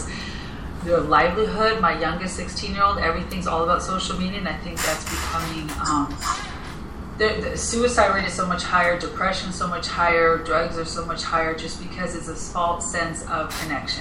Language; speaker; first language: English; non-native, fluent; Spanish